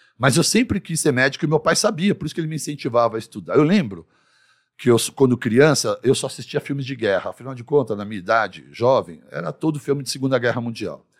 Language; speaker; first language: Portuguese; early bilingual, other home language; Arabic